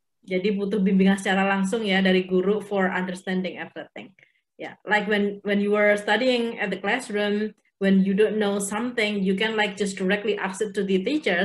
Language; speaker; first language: English; non-native, fluent; Indonesian